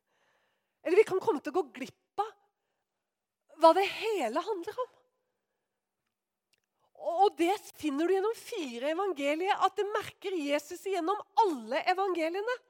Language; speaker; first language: Norwegian; native; Norwegian